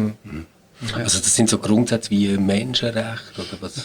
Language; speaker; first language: German; native; German